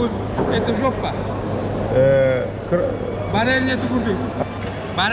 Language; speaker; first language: Russian; non-native, local second language; Uzbek